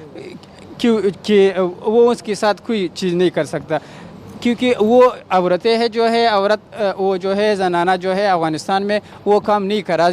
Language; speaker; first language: Hindi; non-native, learner; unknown